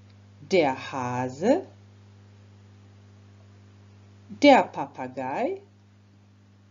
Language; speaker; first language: German; non-native, fluent; Croatian